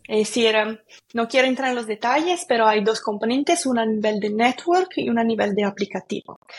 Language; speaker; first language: Spanish; non-native, fluent; Italian